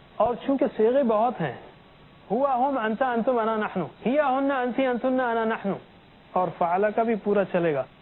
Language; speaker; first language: Urdu; native; Urdu